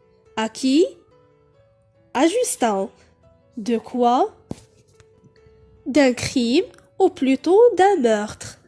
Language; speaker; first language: French; non-native, local second language; Arabic